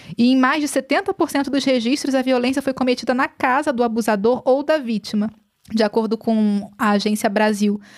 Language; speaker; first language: Portuguese; native; Portuguese